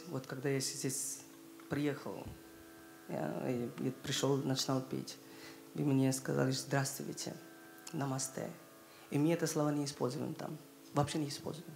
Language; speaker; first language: Russian; non-native, learner; Hindi